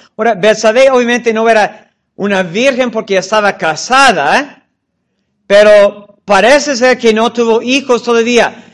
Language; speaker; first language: Spanish; non-native, fluent; English